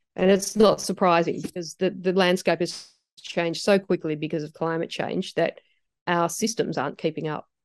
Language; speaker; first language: English; native; English